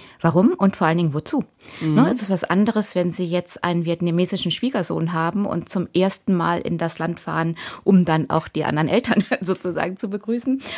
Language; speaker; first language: German; native; German